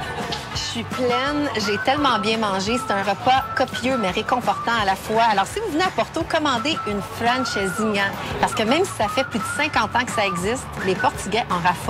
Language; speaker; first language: French; native; French